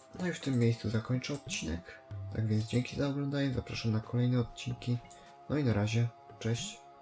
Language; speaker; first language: Polish; native; Polish